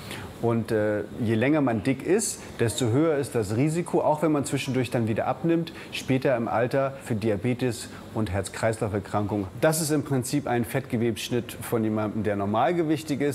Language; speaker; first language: German; native; German